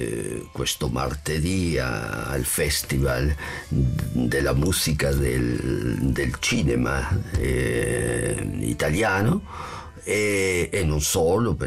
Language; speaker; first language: Italian; non-native, fluent; Spanish